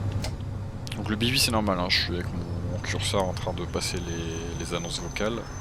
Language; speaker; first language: French; native; French